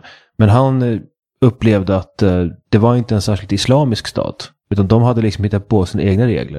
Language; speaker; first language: Swedish; native; Swedish